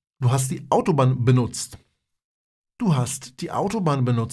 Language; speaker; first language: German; non-native, fluent; Polish